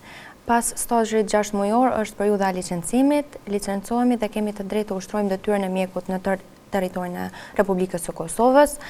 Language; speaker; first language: Albanian; native; Albanian